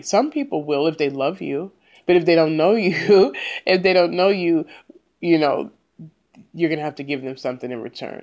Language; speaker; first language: English; native; English